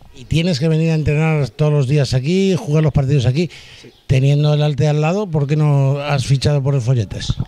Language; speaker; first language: Spanish; native; Spanish